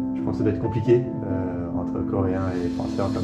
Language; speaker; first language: French; native; French